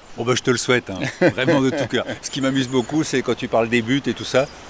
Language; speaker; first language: French; native; French